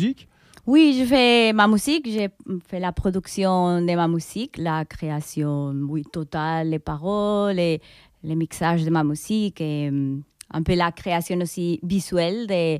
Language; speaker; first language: French; non-native, fluent; Spanish